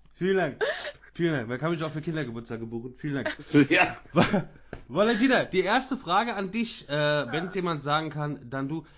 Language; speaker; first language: German; native; German